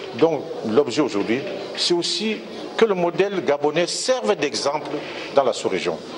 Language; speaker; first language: French; non-native, local second language; Fang